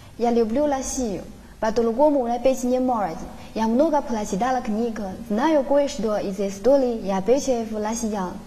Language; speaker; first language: Russian; non-native, fluent; Chinese